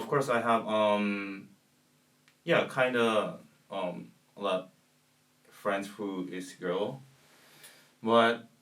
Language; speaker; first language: English; non-native, learner; Japanese